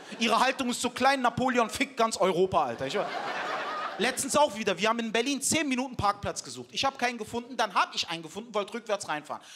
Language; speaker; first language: German; early bilingual, other home language; Turkish